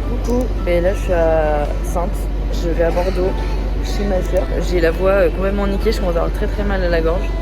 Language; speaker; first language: French; native; French